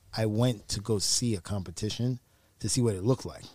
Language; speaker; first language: English; native; English